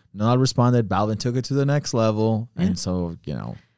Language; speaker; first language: English; early bilingual, other home language; Spanish